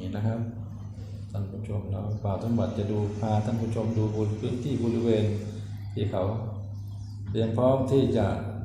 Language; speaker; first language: Thai; native; Thai